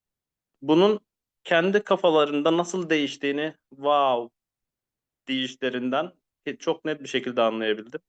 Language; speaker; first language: Turkish; native; Turkish